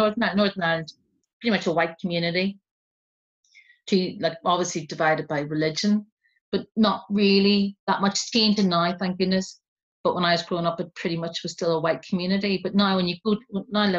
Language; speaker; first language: English; native; English